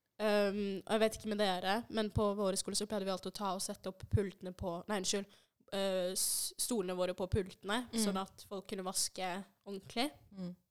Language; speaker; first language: Norwegian; early bilingual, other home language; Swahili